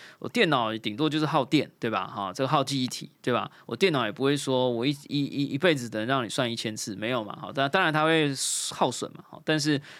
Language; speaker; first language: Chinese; native; Chinese